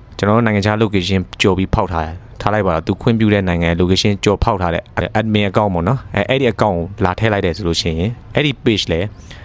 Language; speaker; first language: Burmese; non-native, local second language; Shan